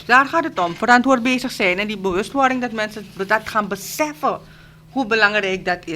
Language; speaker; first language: Dutch; native; Dutch